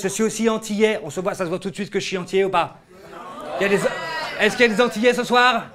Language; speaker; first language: French; native; French